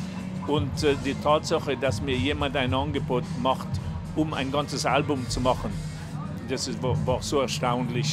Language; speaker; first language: German; non-native, local second language; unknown